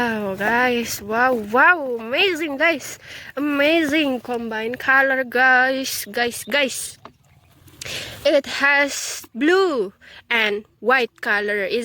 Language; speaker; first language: English; non-native, learner; Indonesian